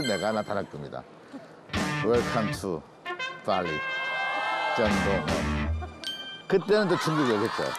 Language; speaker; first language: Korean; native; Korean